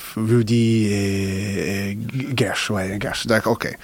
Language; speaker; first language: French; non-native, fluent; English